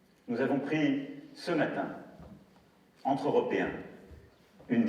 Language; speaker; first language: French; native; French